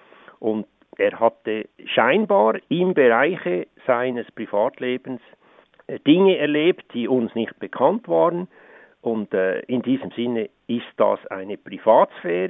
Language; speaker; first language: German; native; German